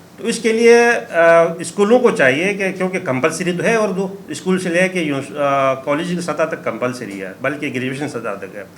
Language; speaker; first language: Urdu; native; Urdu